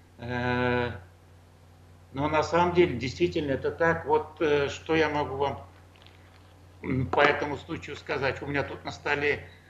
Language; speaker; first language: Russian; non-native, local second language; Tatar